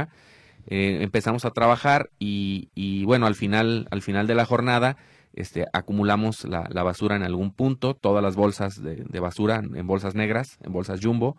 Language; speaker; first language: Spanish; native; Spanish